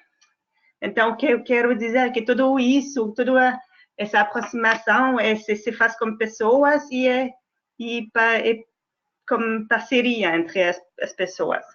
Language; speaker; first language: Portuguese; non-native, fluent; French